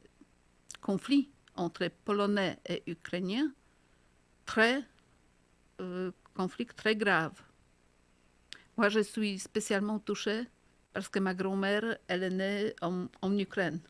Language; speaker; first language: French; non-native, fluent; Polish